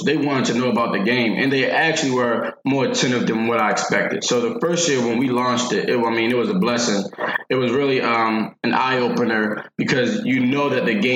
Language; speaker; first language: English; native; English